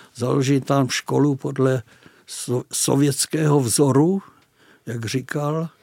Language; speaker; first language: Czech; non-native, local second language; Slovak